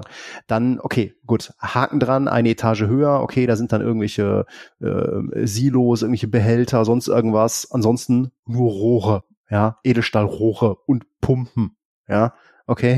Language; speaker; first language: German; native; German